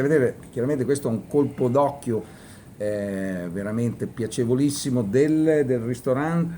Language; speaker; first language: Italian; native; Italian